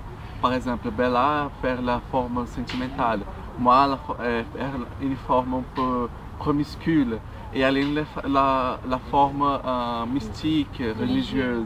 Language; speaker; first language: French; non-native, learner; Portuguese